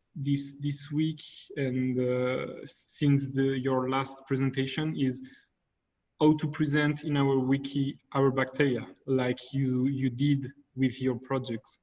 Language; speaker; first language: English; non-native, fluent; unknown